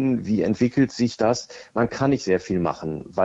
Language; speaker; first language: German; native; German